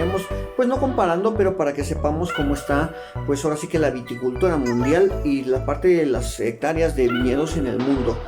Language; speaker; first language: Spanish; native; Spanish